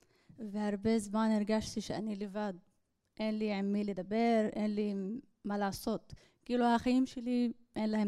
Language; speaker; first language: Hebrew; non-native, local second language; Arabic